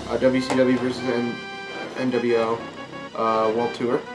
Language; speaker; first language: English; native; English